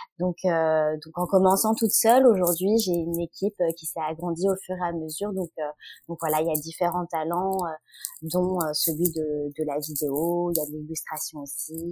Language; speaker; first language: French; early bilingual, other home language; Vietnamese